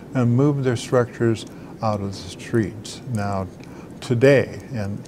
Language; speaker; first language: English; native; English